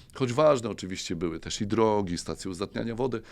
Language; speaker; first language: Polish; native; Polish